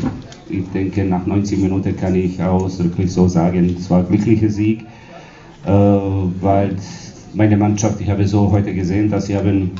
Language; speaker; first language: German; non-native, fluent; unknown